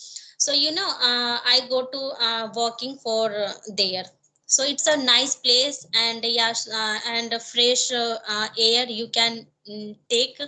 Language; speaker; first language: English; non-native, learner; Hindi